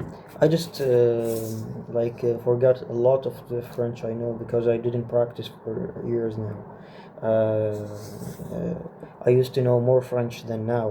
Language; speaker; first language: English; non-native, fluent; Arabic